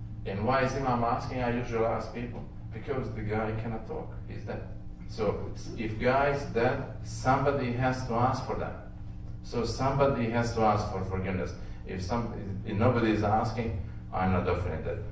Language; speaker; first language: English; non-native, fluent; Serbian